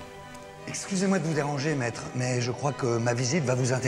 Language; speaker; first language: French; native; French